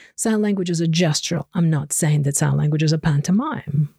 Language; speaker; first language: English; non-native, fluent; Ukrainian